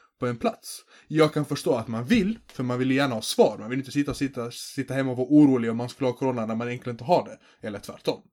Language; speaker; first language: Swedish; early bilingual, other home language; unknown